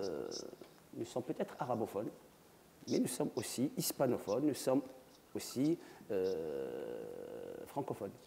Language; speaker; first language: French; non-native, local second language; Arabic